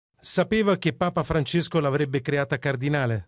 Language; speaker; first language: Italian; native; Italian